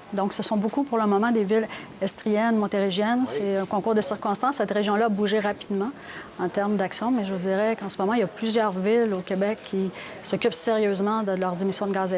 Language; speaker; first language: French; native; French